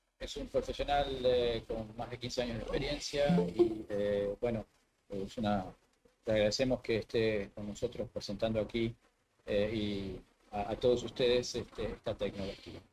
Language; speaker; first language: Spanish; native; Spanish